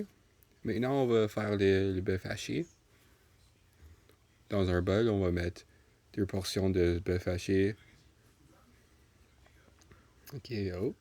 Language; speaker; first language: French; non-native, local second language; English